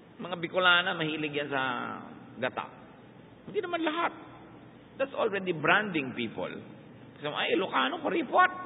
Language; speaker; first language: Filipino; native; Filipino